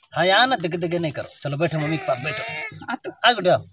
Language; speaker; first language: Hindi; native; Hindi